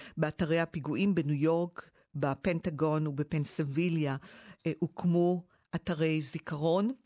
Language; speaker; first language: Hebrew; native; Hebrew